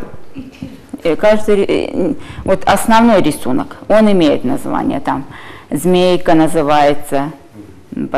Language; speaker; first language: Russian; non-native, local second language; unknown